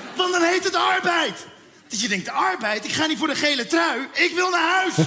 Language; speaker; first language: Dutch; early bilingual, other home language; Spanish